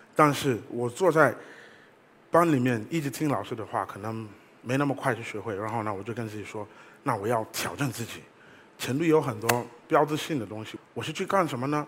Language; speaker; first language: Chinese; non-native, fluent; English